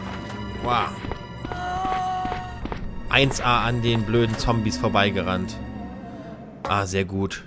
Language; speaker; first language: German; native; German